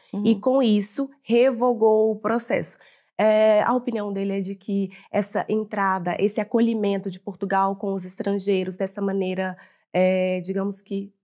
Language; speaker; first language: Portuguese; native; Portuguese